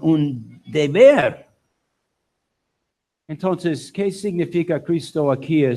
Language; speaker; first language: Spanish; non-native, learner; English